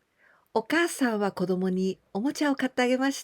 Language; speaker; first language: Japanese; non-native, fluent; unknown